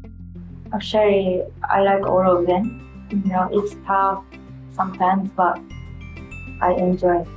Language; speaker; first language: English; non-native, learner; Japanese